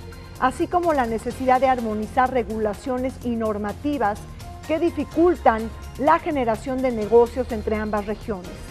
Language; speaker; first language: Spanish; native; Spanish